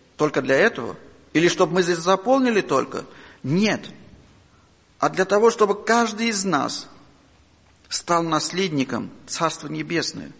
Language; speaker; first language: Russian; non-native, local second language; Armenian